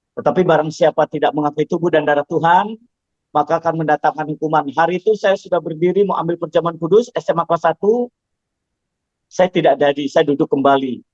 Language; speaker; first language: Indonesian; non-native, local second language; Javanese